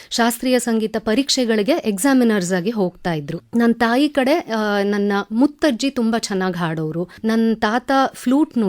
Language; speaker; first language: Kannada; non-native, local second language; Tamil